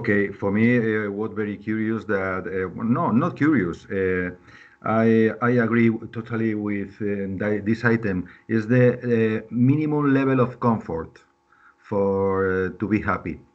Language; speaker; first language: English; non-native, learner; Spanish